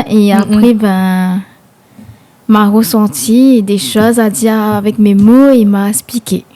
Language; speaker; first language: French; non-native, local second language; Réunion Creole French